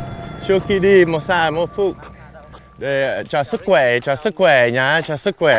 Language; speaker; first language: Vietnamese; non-native, learner; English